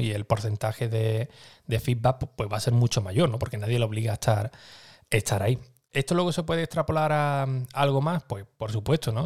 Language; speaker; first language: Spanish; native; Spanish